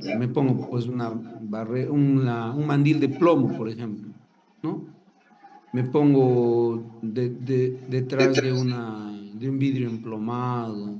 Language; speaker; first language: Spanish; native; Spanish